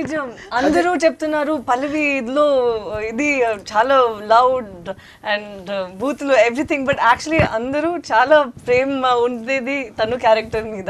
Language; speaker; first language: Telugu; non-native, learner; Tamil